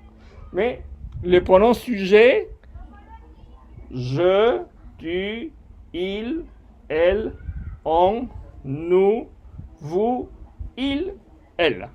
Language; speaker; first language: French; non-native, fluent; Spanish